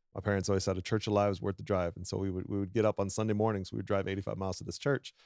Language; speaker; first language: English; native; English